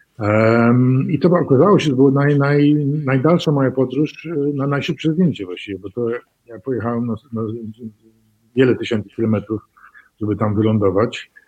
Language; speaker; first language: Polish; early bilingual, heritage; Polish